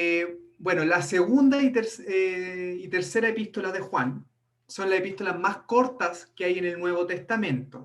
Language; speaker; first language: Spanish; native; Spanish